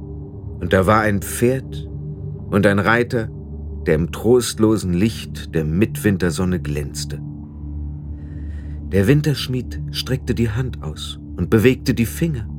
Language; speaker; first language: German; native; German